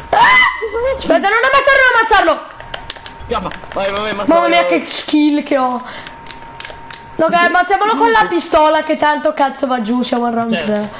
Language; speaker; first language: Italian; native; Italian